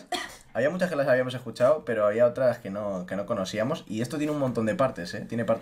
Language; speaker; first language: Spanish; native; Spanish